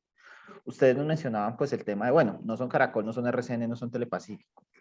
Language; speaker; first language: Spanish; native; Spanish